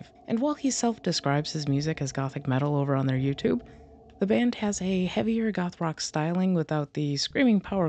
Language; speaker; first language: English; native; English